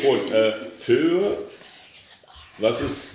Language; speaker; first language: German; native; German